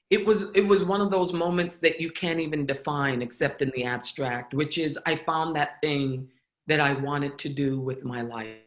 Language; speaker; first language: English; native; English